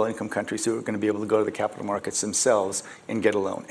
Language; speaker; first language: English; early bilingual, other home language; Korean